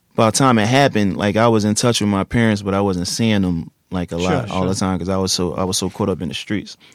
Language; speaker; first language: English; native; English